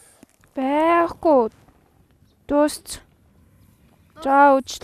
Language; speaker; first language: Mongolian; non-native, learner; Russian